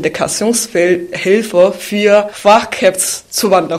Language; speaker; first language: German; non-native, fluent; Chinese